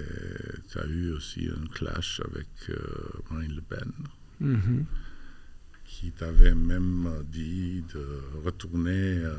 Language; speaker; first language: French; non-native, fluent; Albanian